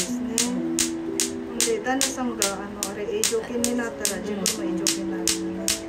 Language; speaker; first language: Japanese; non-native, fluent; Filipino